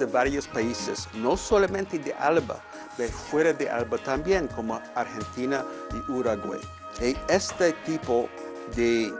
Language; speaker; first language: Spanish; non-native, fluent; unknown